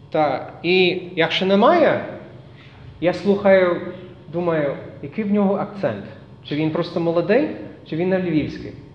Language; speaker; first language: Ukrainian; non-native, fluent; English